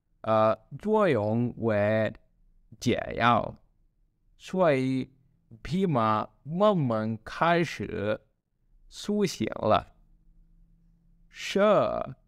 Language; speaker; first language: Chinese; non-native, learner; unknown